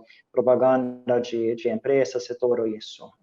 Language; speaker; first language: Portuguese; non-native, fluent; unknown